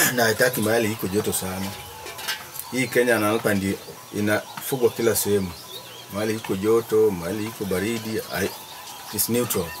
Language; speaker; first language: Swahili; non-native, local second language; Luo (Kenya and Tanzania)